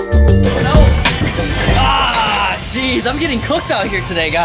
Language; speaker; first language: English; native; English